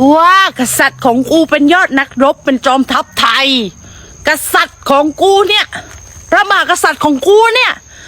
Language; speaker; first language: Thai; native; Thai